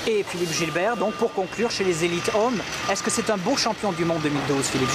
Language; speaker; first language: French; native; French